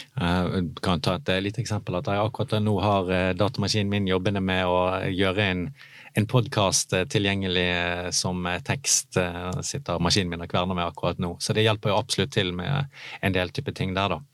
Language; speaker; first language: Norwegian; native; Norwegian